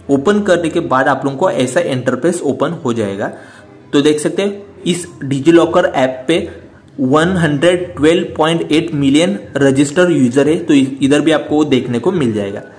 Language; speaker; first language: Hindi; non-native, local second language; Marathi